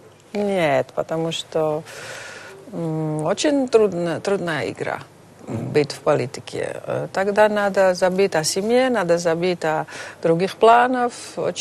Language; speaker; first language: Russian; non-native, fluent; Dutch